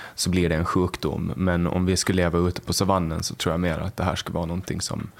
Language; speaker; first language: Swedish; native; Swedish